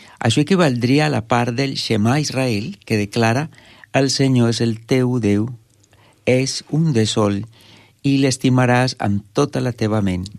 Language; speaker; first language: Catalan; non-native, fluent; Spanish